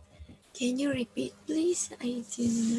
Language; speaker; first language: English; non-native, learner; Spanish